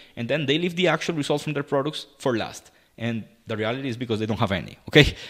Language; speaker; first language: English; non-native, fluent; Spanish